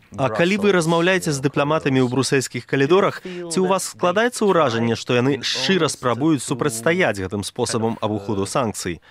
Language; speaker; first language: Belarusian; native; Belarusian